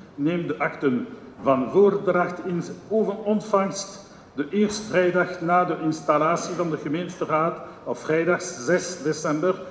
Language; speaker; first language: Dutch; non-native, local second language; French